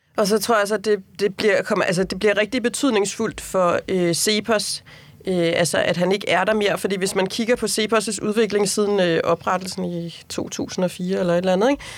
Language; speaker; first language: Danish; native; Danish